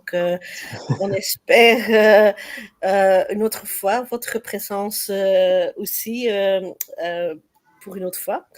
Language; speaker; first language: French; non-native, learner; Dutch